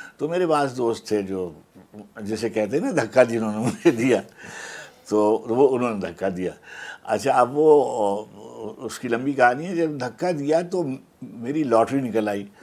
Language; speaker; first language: Urdu; native; Urdu